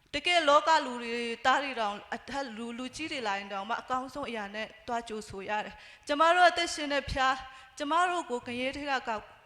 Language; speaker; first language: Burmese; non-native, local second language; Hakha Chin